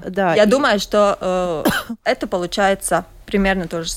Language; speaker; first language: Russian; non-native, local second language; Latvian